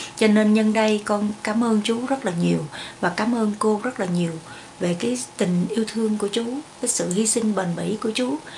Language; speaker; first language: Vietnamese; native; Vietnamese